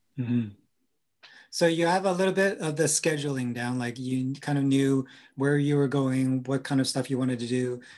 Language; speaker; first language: English; native; English